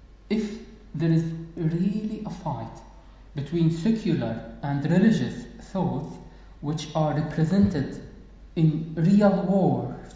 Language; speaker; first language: English; non-native, fluent; Arabic